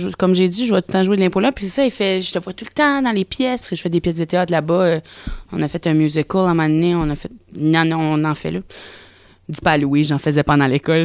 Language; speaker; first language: French; native; French